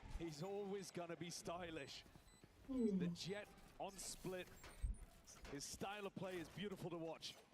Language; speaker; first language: English; native; English